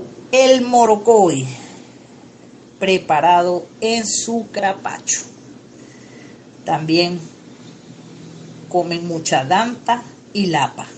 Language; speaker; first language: Spanish; native; Spanish